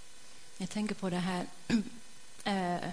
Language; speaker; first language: Swedish; non-native, fluent; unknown